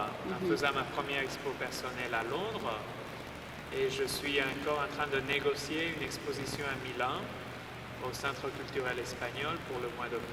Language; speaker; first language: French; non-native, fluent; Spanish